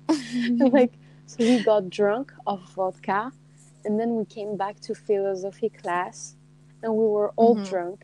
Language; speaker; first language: English; non-native, fluent; French